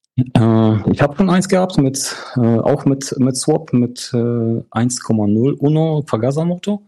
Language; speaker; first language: German; non-native, fluent; Polish